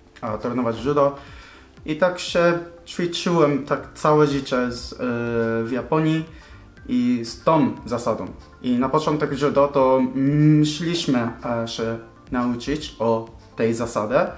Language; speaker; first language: Polish; non-native, learner; Japanese